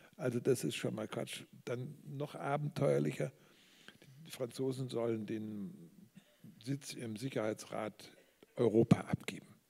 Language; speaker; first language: German; native; German